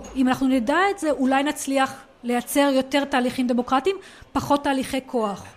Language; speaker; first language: Hebrew; non-native, local second language; Arabic